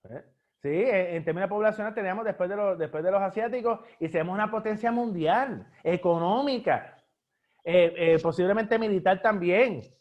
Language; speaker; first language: Spanish; native; Spanish